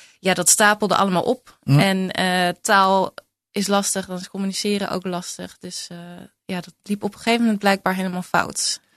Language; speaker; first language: Dutch; native; Dutch